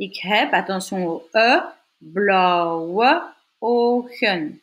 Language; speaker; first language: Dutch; non-native, local second language; French